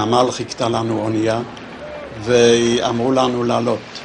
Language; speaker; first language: Hebrew; non-native, fluent; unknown